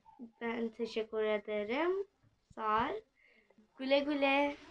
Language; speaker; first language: Turkish; non-native, learner; Urdu